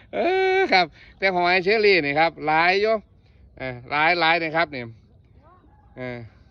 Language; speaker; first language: Thai; native; Thai